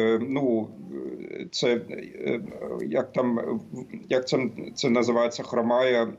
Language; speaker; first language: Ukrainian; non-native, fluent; German